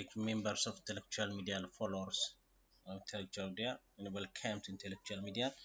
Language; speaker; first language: English; non-native, local second language; Amharic